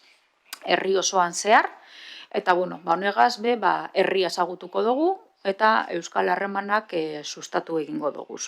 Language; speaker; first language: Basque; native; Basque